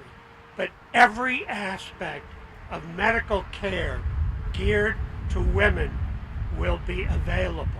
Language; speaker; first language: English; native; English